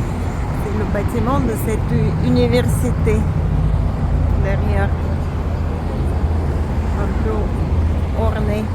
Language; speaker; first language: French; non-native, learner; Russian